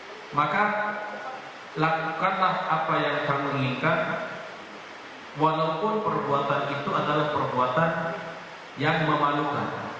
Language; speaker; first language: Indonesian; native; Indonesian